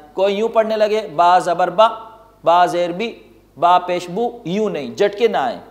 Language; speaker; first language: Urdu; native; Urdu